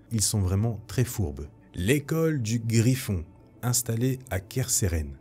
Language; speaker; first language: French; native; French